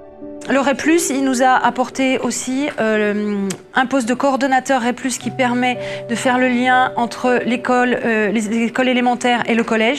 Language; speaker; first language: French; native; French